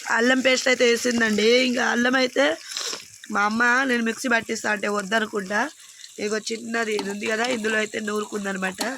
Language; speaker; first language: Telugu; native; Telugu